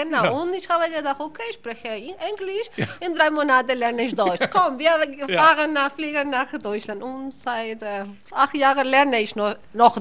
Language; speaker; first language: German; non-native, learner; Spanish